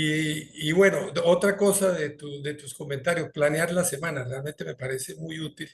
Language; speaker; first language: Spanish; native; Spanish